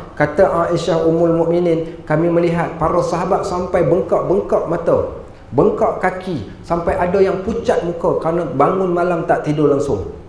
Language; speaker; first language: Malay; native; Malay